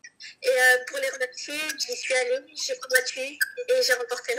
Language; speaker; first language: French; native; French